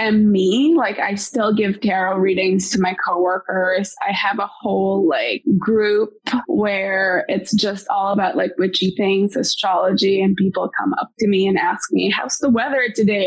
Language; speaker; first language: English; non-native, local second language; Hiligaynon